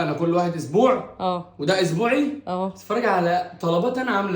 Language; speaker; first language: Arabic; native; Arabic